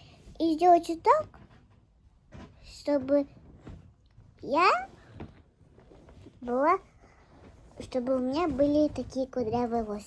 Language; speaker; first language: Russian; early bilingual, other home language; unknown